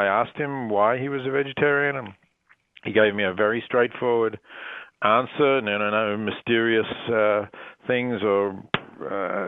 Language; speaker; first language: English; native; English